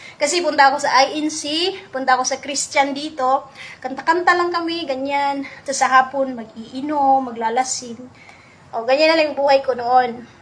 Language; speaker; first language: Filipino; non-native, local second language; Cebuano